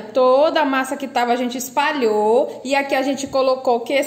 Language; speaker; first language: Portuguese; native; Portuguese